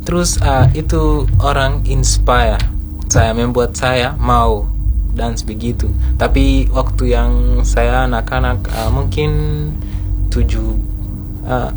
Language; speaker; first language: Indonesian; non-native, learner; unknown